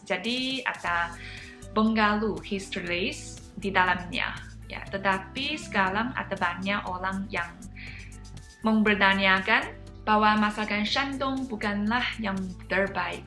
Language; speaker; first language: Indonesian; non-native, fluent; Chinese